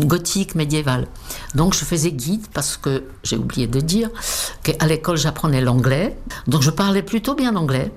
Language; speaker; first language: French; non-native, fluent; Czech